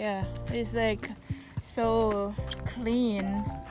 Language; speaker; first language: English; non-native, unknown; Thai